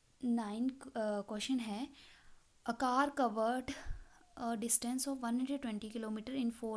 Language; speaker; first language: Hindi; native; Hindi